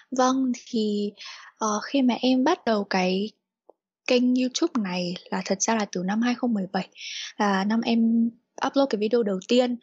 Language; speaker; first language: Vietnamese; native; Vietnamese